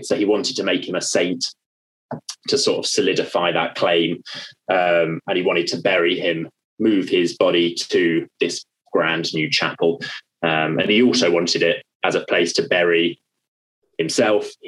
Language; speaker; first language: English; native; English